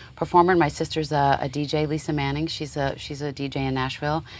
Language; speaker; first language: English; native; English